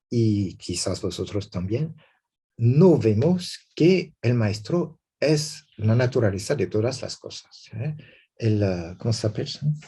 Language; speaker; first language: Spanish; non-native, learner; French